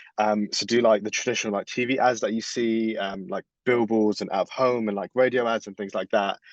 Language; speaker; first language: English; native; English